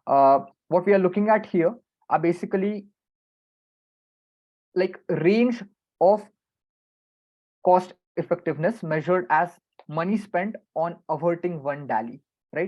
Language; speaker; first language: English; non-native, local second language; Marathi